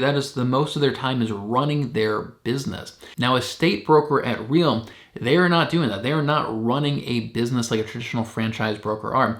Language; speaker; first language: English; native; English